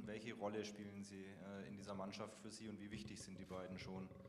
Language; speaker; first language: German; native; German